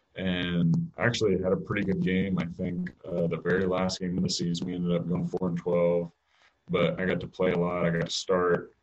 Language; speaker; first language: English; native; English